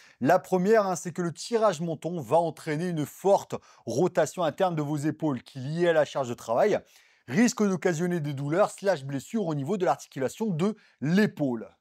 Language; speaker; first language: French; native; French